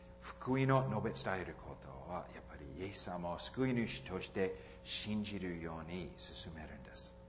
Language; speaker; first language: Japanese; non-native, fluent; English